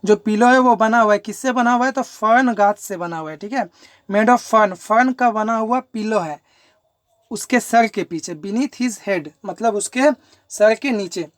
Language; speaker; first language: Hindi; non-native, local second language; Bangla